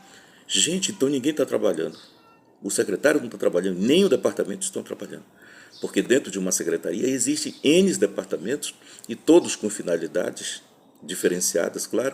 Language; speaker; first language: Portuguese; native; Portuguese